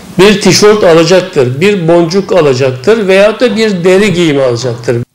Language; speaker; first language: Turkish; native; Turkish